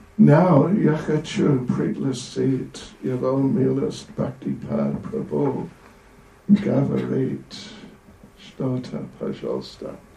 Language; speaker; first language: Russian; non-native, learner; English